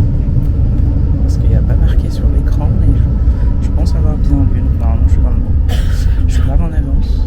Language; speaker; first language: French; native; French